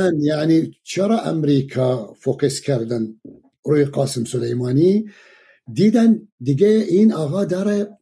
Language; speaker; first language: Persian; non-native, fluent; Arabic